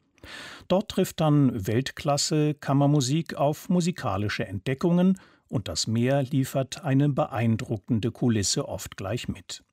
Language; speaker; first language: German; native; German